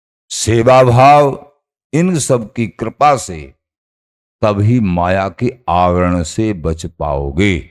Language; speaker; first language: Hindi; native; Hindi